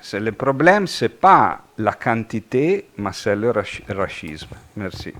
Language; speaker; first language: French; non-native, fluent; Italian